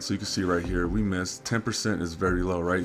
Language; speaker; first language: English; native; English